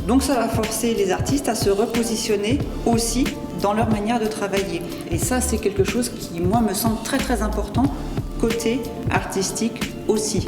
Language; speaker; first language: French; native; French